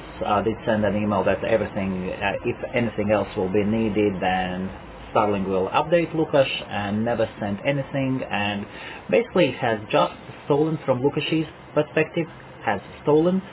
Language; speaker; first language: English; non-native, fluent; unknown